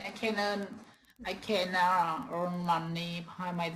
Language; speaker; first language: English; non-native, learner; Vietnamese